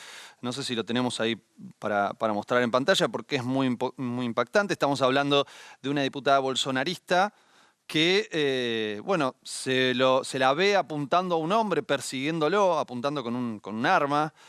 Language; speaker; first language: Spanish; native; Spanish